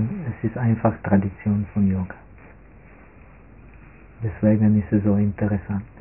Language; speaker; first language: German; non-native, fluent; Czech